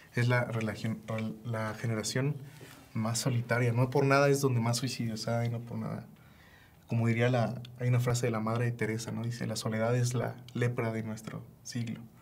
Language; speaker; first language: Spanish; native; Spanish